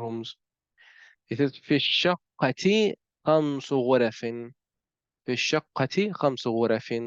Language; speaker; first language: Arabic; non-native, fluent; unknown